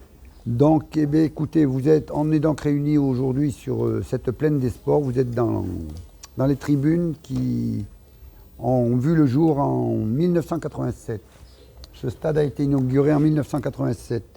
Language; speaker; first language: French; native; French